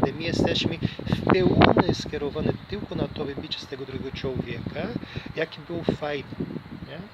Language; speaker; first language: Polish; non-native, learner; Portuguese